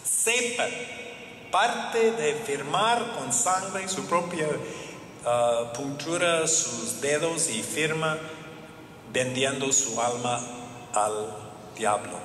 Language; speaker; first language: Spanish; non-native, learner; English